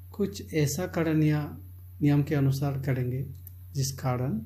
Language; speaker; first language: Hindi; non-native, local second language; Chakma